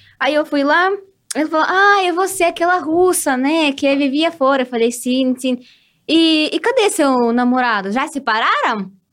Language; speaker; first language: Portuguese; non-native, fluent; Russian